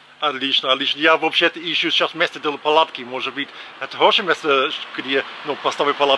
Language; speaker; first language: Russian; non-native, learner; English